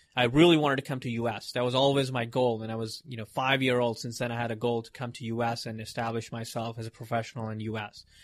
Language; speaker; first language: English; non-native, local second language; Hindi